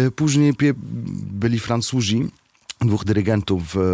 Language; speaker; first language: Polish; non-native, fluent; Arabic